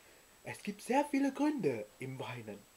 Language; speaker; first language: German; early bilingual, other home language; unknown